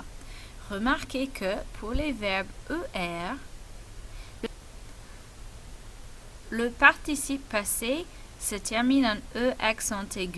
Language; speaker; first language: French; non-native, fluent; English